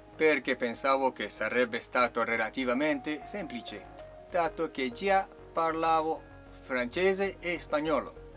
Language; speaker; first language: Italian; non-native, learner; Chinese